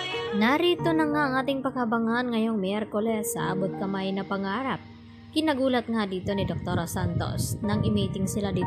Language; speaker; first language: Filipino; native; Filipino